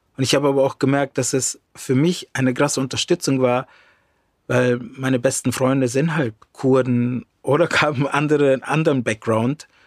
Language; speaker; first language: German; early bilingual, other home language; Romany